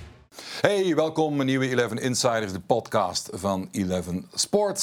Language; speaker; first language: Dutch; native; Dutch